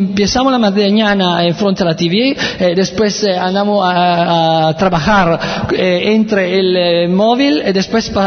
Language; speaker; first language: Spanish; non-native, learner; Italian